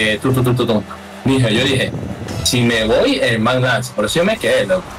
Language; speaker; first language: Spanish; native; Spanish